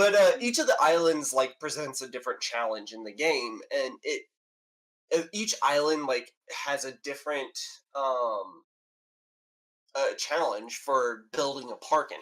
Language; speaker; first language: English; native; English